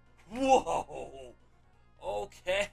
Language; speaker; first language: English; native; English